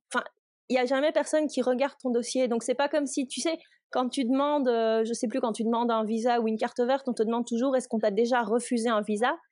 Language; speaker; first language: French; native; French